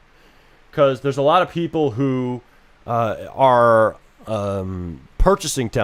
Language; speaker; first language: English; native; English